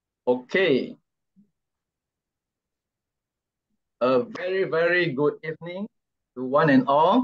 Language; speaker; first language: English; non-native, fluent; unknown